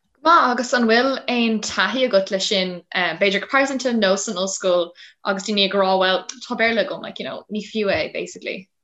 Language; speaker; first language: Irish; non-native, local second language; English